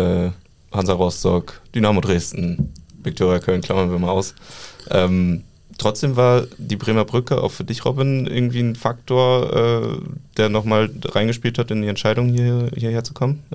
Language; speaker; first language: German; native; German